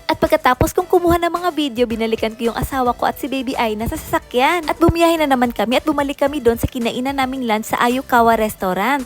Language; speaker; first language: Filipino; native; Filipino